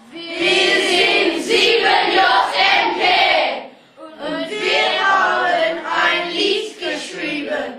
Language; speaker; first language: German; non-native, learner; English